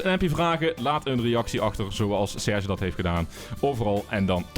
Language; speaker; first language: Dutch; native; Dutch